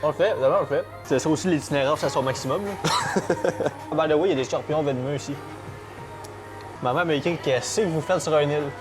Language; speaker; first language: French; native; French